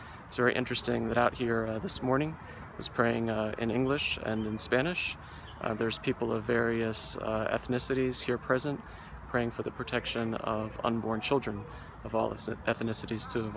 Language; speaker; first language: English; native; English